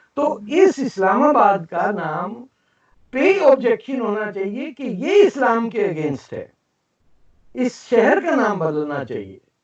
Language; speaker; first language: Urdu; native; Urdu